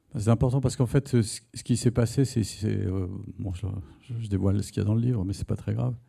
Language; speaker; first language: French; native; French